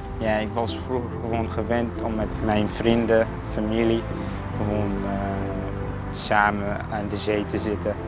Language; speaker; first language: Dutch; non-native, fluent; Arabic